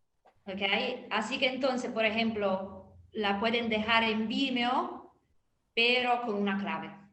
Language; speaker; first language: Spanish; non-native, fluent; Italian